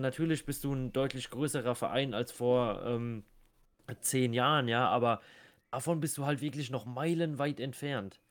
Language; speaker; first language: German; native; German